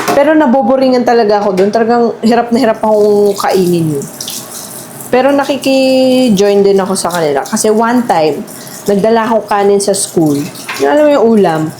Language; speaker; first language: Filipino; native; Filipino